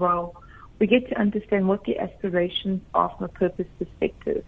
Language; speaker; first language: English; native; English